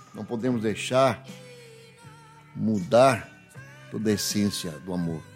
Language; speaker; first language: Portuguese; native; Portuguese